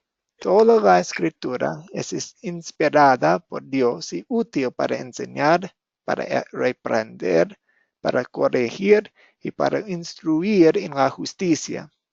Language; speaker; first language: Spanish; non-native, fluent; English